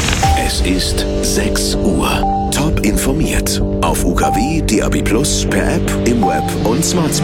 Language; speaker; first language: German; native; German